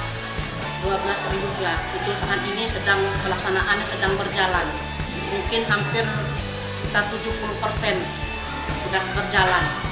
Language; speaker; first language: Indonesian; native; Indonesian